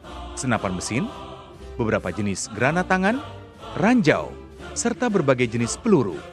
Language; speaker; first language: Indonesian; native; Indonesian